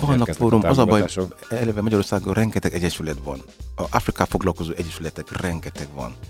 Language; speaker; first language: Hungarian; non-native, learner; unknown